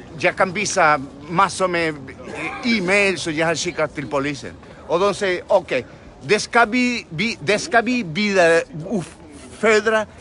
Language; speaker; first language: Swedish; non-native, fluent; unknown